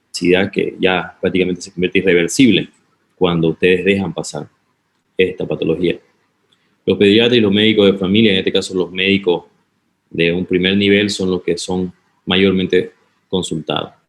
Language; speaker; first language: Spanish; native; Spanish